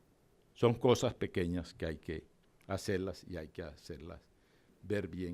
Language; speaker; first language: Spanish; native; Spanish